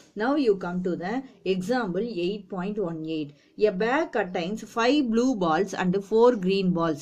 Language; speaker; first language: English; non-native, local second language; Tamil